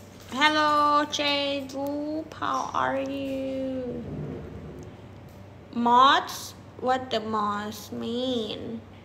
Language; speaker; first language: English; non-native, learner; Thai